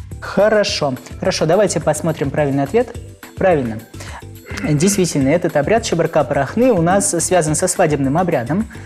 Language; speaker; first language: Russian; non-native, local second language; Chuvash